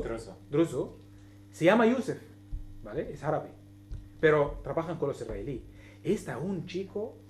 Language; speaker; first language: Spanish; non-native, learner; Arabic